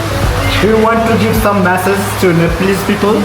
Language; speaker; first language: English; non-native, learner; Nepali